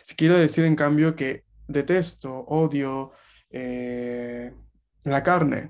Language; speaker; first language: Spanish; native; Spanish